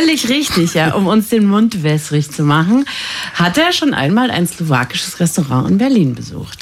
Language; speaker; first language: German; native; German